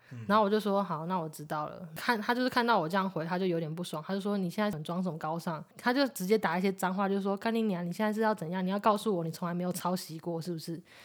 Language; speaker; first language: Chinese; native; Chinese